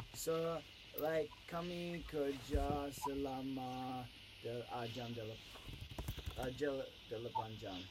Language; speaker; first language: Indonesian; non-native, learner; English